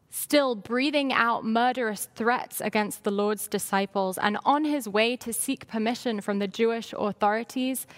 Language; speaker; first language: English; native; English